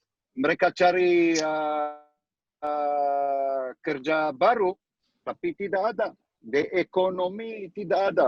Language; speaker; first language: Indonesian; non-native, learner; Hebrew